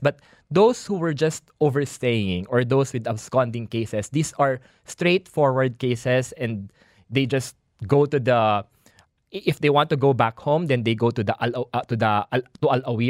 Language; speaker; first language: English; non-native, local second language; Filipino